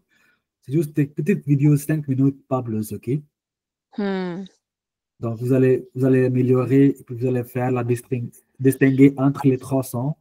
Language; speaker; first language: French; non-native, fluent; Hindi